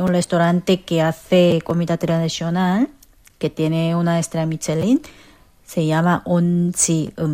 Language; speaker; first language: Spanish; non-native, fluent; Korean